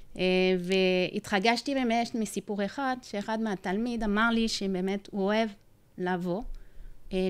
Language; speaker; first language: Hebrew; non-native, fluent; French